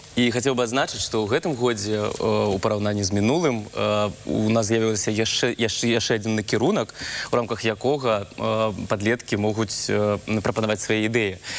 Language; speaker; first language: Belarusian; non-native, local second language; Russian